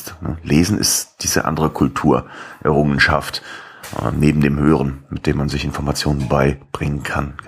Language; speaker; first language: German; native; German